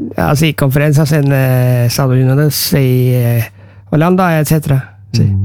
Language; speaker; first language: Spanish; non-native, learner; Norwegian